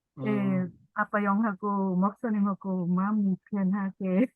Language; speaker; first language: Korean; non-native, learner; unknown